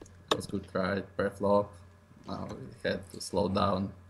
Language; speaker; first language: English; non-native, learner; Russian